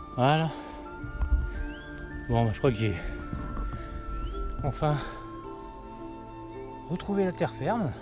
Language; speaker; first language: French; native; French